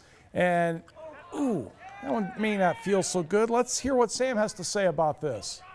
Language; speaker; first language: English; native; English